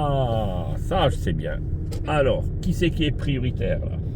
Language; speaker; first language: French; native; French